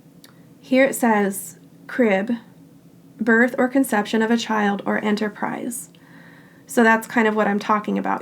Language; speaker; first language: English; native; English